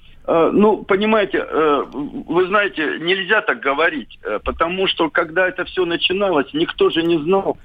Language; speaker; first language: Russian; native; Russian